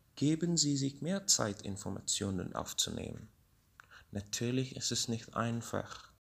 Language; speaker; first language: German; non-native, learner; English